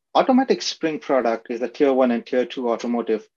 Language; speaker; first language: English; non-native, local second language; Marathi